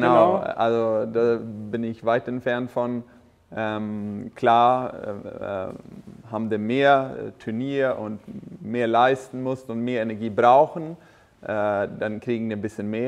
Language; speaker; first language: German; non-native, fluent; Swedish